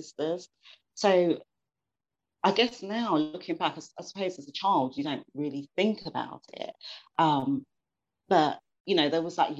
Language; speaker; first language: English; native; English